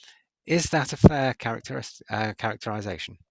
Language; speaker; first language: English; native; English